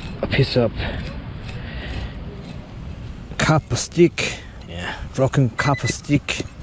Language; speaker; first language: English; non-native, learner; Korean